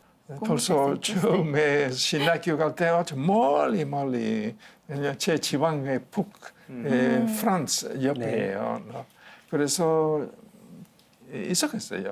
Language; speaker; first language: Korean; non-native, learner; Spanish